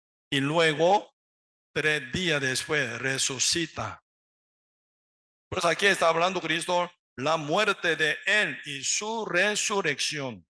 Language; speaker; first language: Spanish; non-native, learner; Korean